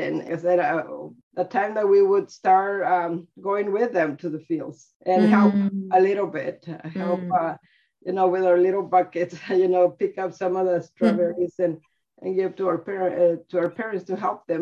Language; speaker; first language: English; early bilingual, other home language; Spanish